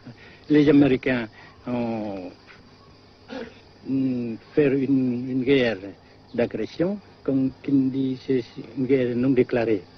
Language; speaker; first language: French; non-native, local second language; Vietnamese